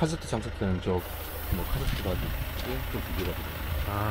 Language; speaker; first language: Korean; native; Korean